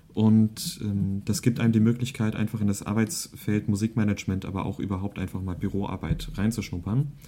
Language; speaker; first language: German; early bilingual, other home language; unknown